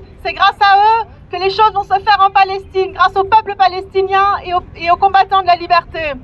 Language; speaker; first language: French; native; French